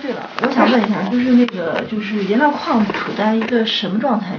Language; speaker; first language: Chinese; native; Chinese